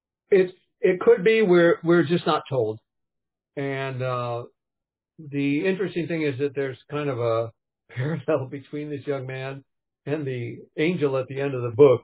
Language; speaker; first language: English; native; English